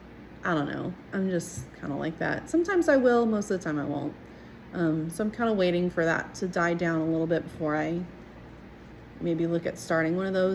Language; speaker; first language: English; native; English